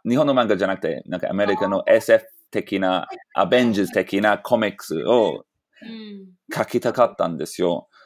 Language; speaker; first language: Japanese; non-native, fluent; English